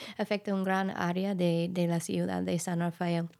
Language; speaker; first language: Spanish; non-native, learner; English